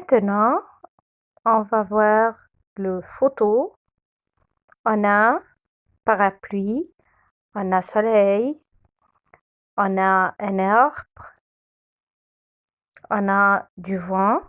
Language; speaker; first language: French; non-native, fluent; Arabic